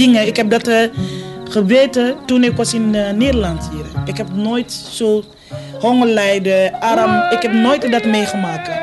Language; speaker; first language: Dutch; non-native, fluent; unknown